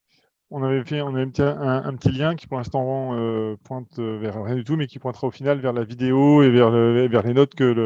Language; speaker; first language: French; native; French